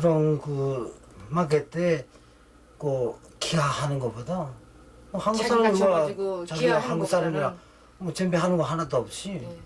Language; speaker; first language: Korean; early bilingual, heritage; Korean